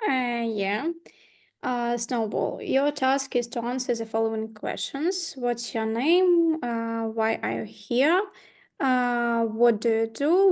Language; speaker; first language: English; non-native, learner; Ukrainian